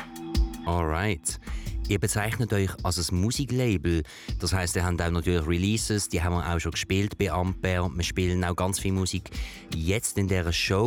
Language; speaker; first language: German; native; German